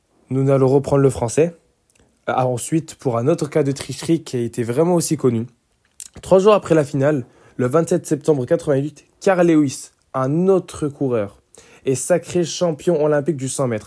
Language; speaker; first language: French; native; French